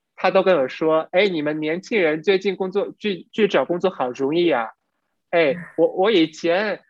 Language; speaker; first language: Chinese; non-native, fluent; Vietnamese